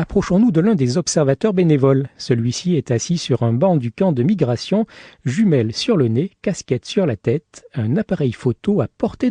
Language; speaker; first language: French; native; French